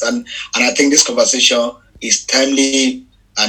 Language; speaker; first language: English; non-native, local second language; Yoruba